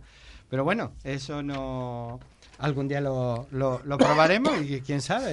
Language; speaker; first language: Spanish; native; Spanish